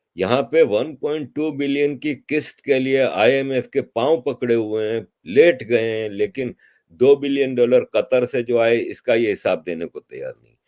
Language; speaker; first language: Urdu; native; Urdu